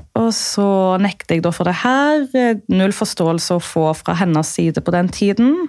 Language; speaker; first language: Norwegian; native; Norwegian